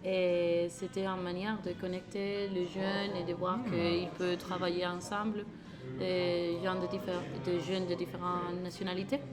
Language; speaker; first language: French; non-native, learner; Spanish